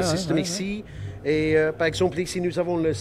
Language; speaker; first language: French; non-native, learner; English